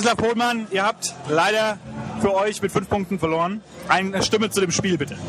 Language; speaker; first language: German; native; German